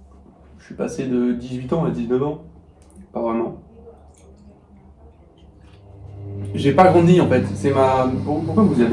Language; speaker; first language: French; native; French